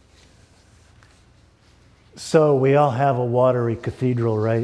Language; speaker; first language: English; native; English